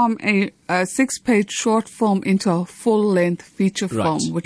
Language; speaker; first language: English; native; English